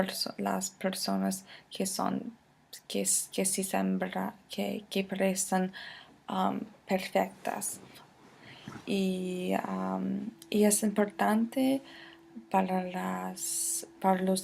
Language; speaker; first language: Spanish; non-native, fluent; English